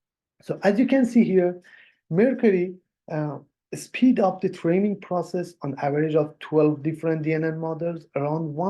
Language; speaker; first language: English; non-native, fluent; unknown